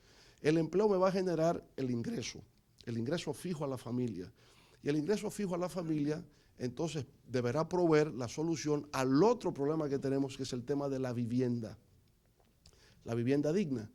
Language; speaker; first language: Spanish; native; Spanish